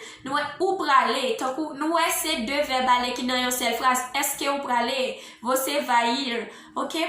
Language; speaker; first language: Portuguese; non-native, learner; Haitian Creole